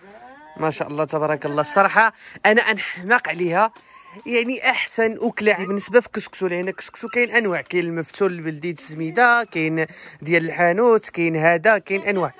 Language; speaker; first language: Arabic; native; Arabic